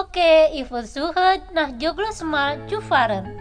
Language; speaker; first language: German; non-native, learner; Indonesian